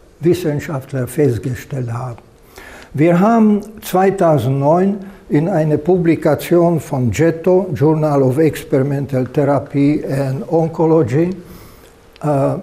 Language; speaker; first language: German; non-native, fluent; Slovak